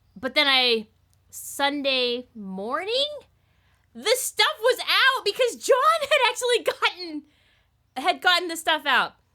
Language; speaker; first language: English; native; English